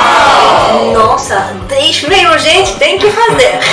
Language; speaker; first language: Portuguese; non-native, learner; French